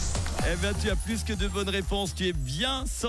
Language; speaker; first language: French; native; French